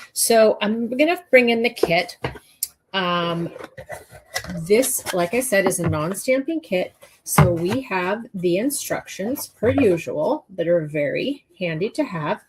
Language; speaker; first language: English; native; English